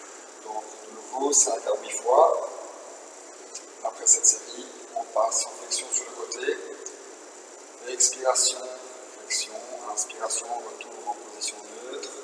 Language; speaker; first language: French; native; French